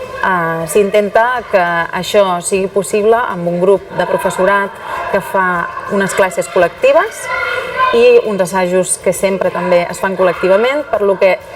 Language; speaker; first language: Catalan; native; Catalan